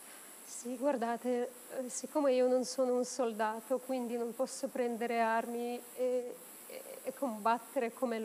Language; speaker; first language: Italian; non-native, fluent; Ukrainian